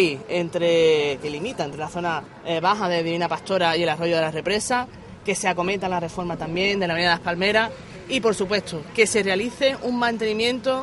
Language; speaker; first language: Spanish; native; Spanish